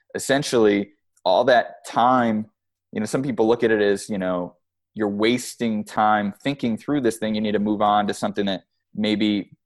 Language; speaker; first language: English; native; English